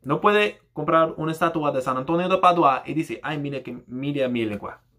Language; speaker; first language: Spanish; non-native, learner; English